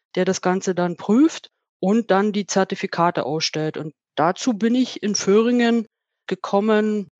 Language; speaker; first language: German; native; German